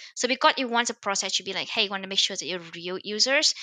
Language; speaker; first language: English; non-native, fluent; Vietnamese